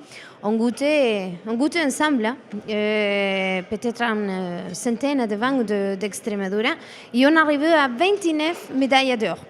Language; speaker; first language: French; non-native, learner; Spanish